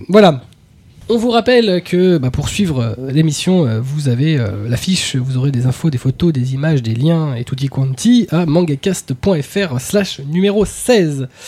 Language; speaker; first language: French; native; French